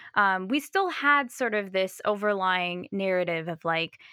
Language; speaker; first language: English; native; English